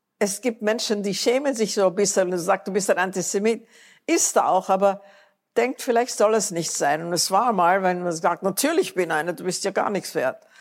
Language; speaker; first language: German; native; German